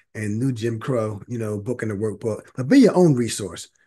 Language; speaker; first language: English; native; English